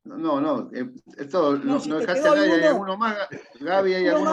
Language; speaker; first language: Spanish; native; Spanish